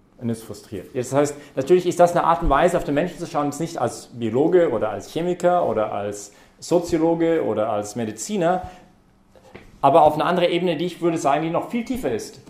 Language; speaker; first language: German; non-native, fluent; English